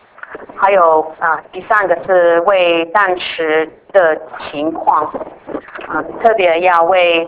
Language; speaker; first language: Chinese; non-native, fluent; English